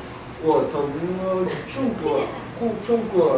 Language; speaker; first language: Chinese; non-native, learner; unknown